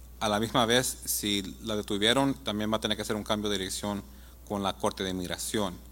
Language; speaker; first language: Spanish; early bilingual, heritage; Spanish